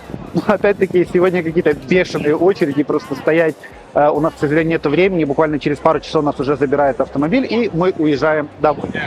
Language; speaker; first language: Russian; native; Russian